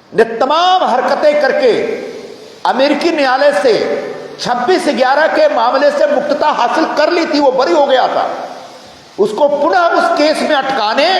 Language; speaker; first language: Hindi; native; Hindi